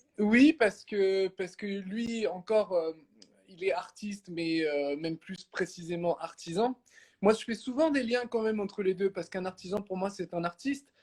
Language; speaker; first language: French; native; French